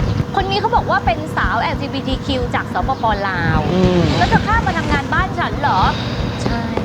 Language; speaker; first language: Thai; native; Thai